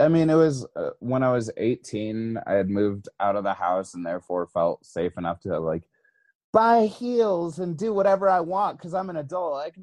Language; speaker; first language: English; native; English